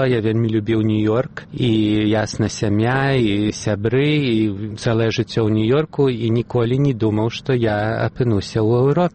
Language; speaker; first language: Belarusian; early bilingual, heritage; Belarusian